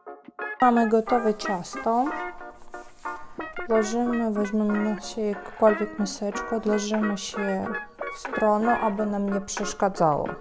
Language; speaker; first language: Polish; non-native, fluent; Ukrainian